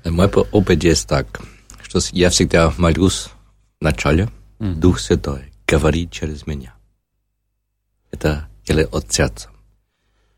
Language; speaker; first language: Russian; non-native, learner; German